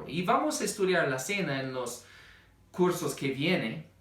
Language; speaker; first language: Spanish; non-native, fluent; English